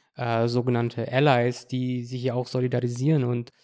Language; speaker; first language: German; native; German